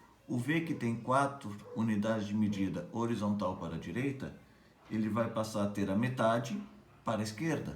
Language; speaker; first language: Portuguese; native; Portuguese